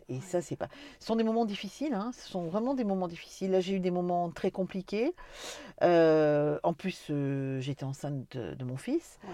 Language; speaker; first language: French; native; French